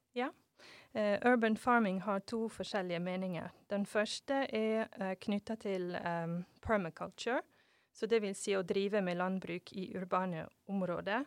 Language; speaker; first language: Norwegian; non-native, fluent; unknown